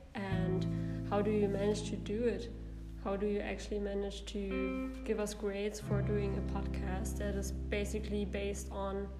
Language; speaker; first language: English; non-native, fluent; German